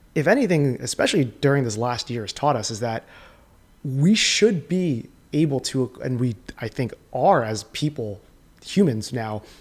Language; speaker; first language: English; native; English